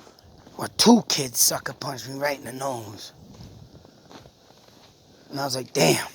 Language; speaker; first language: English; native; English